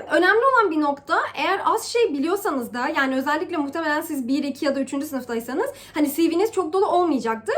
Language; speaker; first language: Turkish; early bilingual, heritage; Turkish